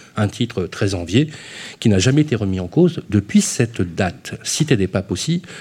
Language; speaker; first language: French; native; French